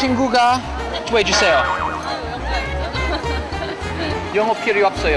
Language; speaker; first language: Korean; non-native, fluent; French